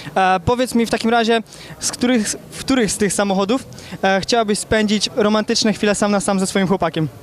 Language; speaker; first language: Polish; native; Polish